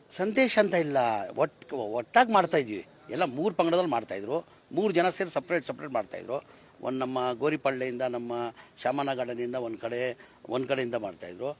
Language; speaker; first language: Kannada; non-native, local second language; Urdu